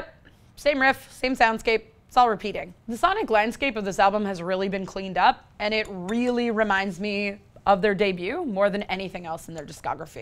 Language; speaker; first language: English; native; English